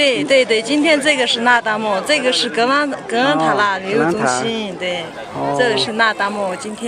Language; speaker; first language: Chinese; non-native, local second language; Mongolian